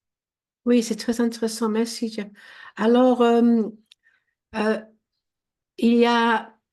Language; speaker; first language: French; non-native, fluent; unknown